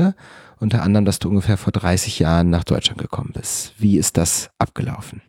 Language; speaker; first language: German; native; German